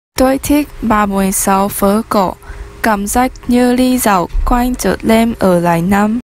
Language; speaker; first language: Vietnamese; non-native, learner; Chinese